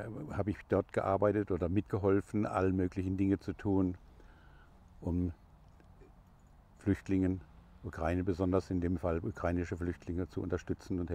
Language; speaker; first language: German; non-native, fluent; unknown